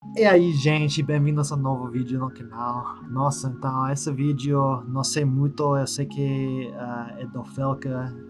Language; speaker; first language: Portuguese; non-native, fluent; English